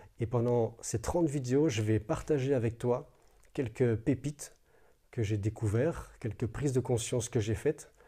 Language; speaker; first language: French; native; French